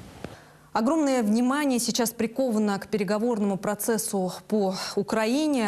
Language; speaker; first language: Russian; native; Russian